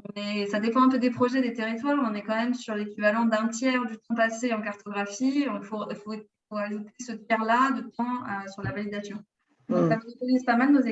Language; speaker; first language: French; native; French